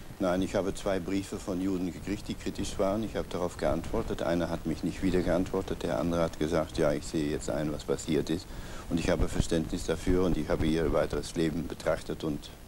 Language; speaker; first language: German; non-native, local second language; Dutch